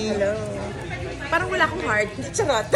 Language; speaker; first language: Filipino; non-native, local second language; Cebuano